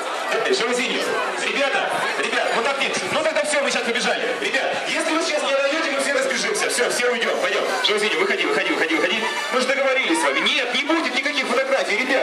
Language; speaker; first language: Russian; native; Russian